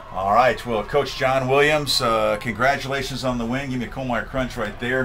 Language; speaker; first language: English; native; English